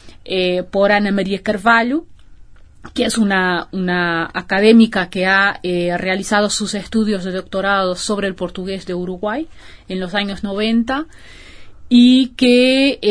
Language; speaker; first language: Spanish; non-native, fluent; Portuguese